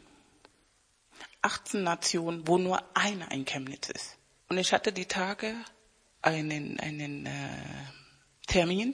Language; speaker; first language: German; non-native, fluent; Spanish